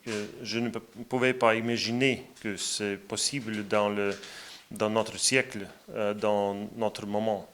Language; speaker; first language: French; non-native, fluent; Latvian